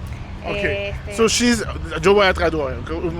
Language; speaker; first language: Spanish; non-native, learner; English